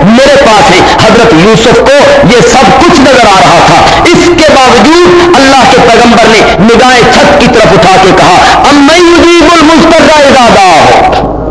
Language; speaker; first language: Urdu; non-native, local second language; Punjabi